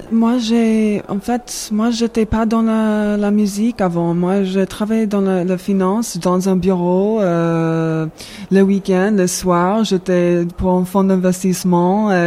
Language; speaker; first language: French; non-native, fluent; English